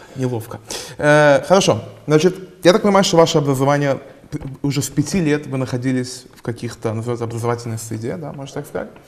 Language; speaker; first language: Russian; early bilingual, heritage; Russian